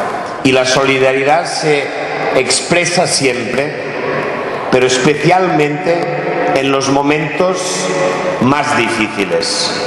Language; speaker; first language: Spanish; non-native, local second language; Catalan